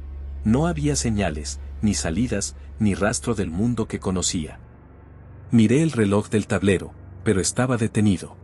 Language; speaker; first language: Spanish; native; Spanish